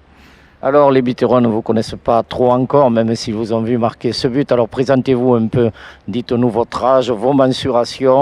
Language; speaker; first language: French; native; French